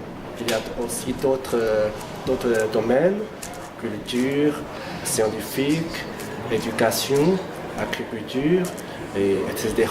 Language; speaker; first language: French; non-native, fluent; Chinese